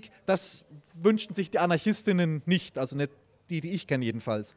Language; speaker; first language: German; native; German